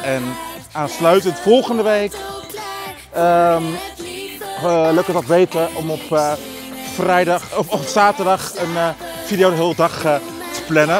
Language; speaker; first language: Dutch; native; Dutch